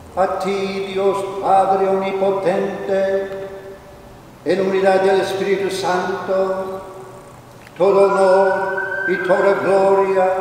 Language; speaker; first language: Spanish; non-native, fluent; English